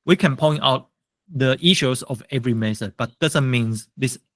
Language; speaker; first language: English; non-native, fluent; Chinese